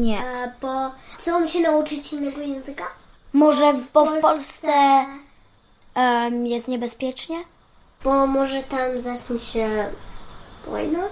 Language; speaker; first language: Polish; early bilingual, heritage; Polish